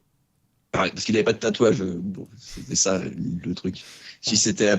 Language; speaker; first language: French; native; French